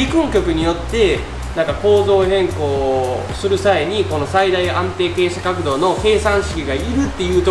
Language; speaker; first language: Japanese; native; Japanese